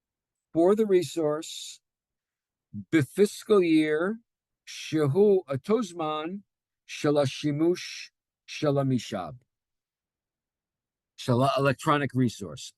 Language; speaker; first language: Hebrew; non-native, fluent; English